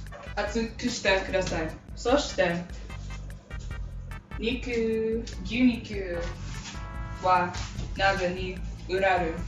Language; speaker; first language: Japanese; non-native, learner; English